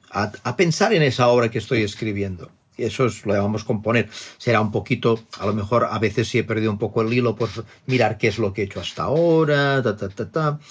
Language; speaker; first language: Spanish; non-native, local second language; Catalan